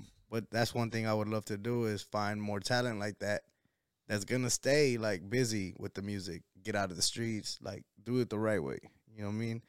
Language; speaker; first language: English; early bilingual, other home language; Spanish